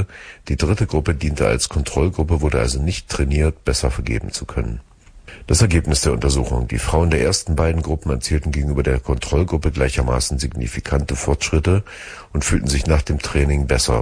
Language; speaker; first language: German; native; German